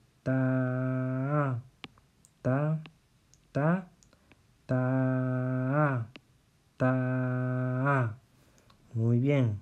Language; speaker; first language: Spanish; native; Spanish